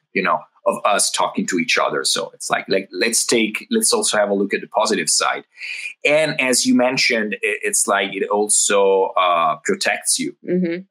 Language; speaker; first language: English; non-native, fluent; Italian